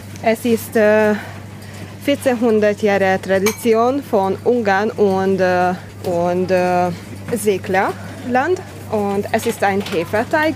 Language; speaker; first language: German; non-native, learner; Hungarian